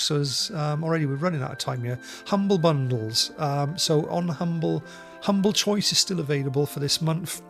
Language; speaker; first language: English; native; English